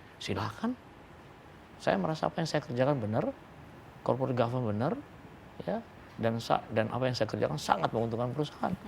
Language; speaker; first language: Indonesian; native; Indonesian